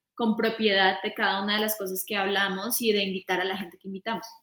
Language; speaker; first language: Spanish; native; Spanish